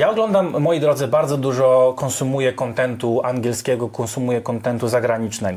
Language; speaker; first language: Polish; non-native, fluent; English